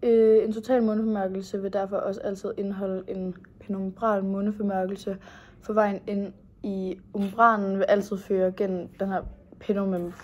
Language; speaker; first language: Danish; native; Danish